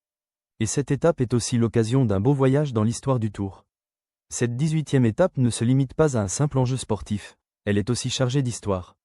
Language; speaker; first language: French; native; French